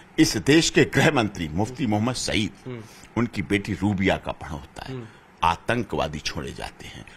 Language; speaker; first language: Hindi; native; Hindi